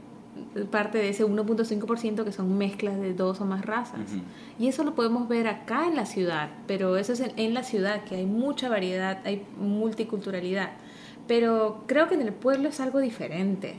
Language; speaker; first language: Spanish; early bilingual, heritage; Spanish